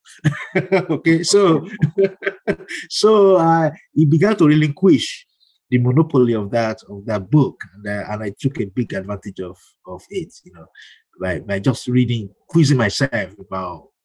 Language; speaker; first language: English; non-native, local second language; Yoruba